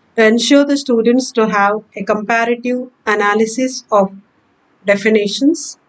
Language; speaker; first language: English; non-native, local second language; Kannada